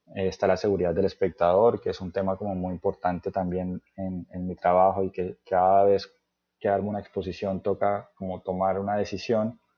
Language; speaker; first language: Spanish; native; Spanish